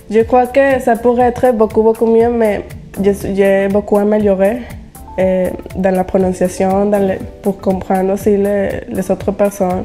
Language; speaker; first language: French; non-native, learner; Spanish